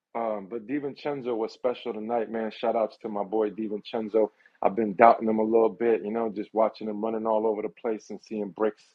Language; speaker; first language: English; native; English